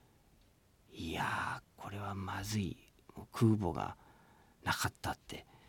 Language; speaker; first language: Japanese; non-native, fluent; English